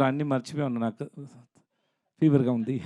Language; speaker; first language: Telugu; non-native, learner; Tamil